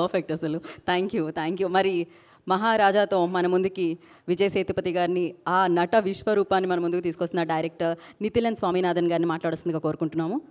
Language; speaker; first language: Telugu; native; Telugu